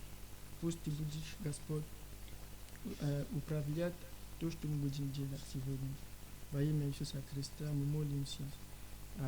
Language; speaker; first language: Russian; non-native, learner; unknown